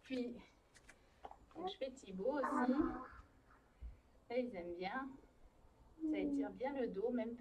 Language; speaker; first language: French; native; French